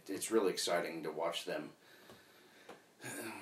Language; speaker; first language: English; native; English